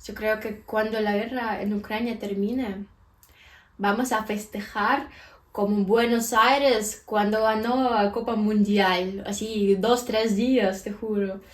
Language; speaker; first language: Spanish; non-native, fluent; Ukrainian